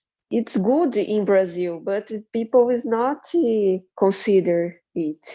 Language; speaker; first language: English; non-native, learner; Portuguese